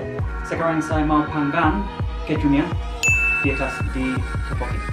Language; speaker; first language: Indonesian; non-native, learner; English